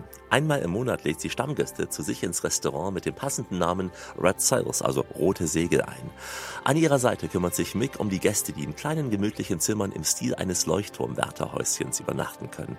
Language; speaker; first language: German; native; German